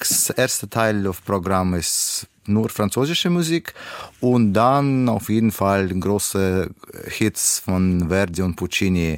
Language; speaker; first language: German; non-native, learner; Russian